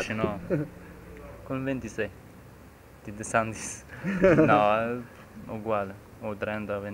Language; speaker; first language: Italian; early bilingual, heritage; German